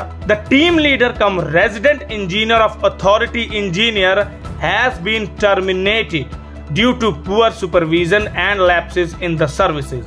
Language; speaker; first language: Hindi; native; Hindi